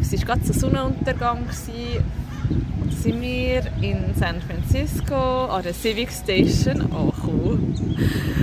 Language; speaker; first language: German; native; German